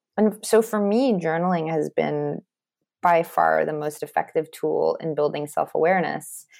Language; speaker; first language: English; native; English